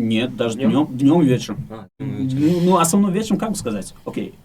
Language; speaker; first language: Russian; non-native, local second language; Uzbek